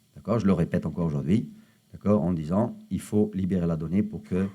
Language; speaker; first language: French; non-native, local second language; Arabic